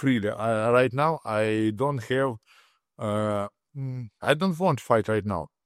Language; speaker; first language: English; non-native, learner; Russian